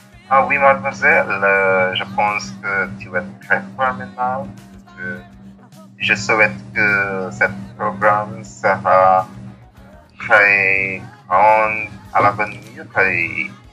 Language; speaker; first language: French; non-native, fluent; English